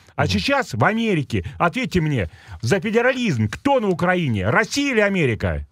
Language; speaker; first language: Russian; native; Russian